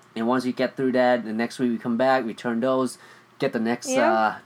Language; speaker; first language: English; early bilingual, other home language; Vietnamese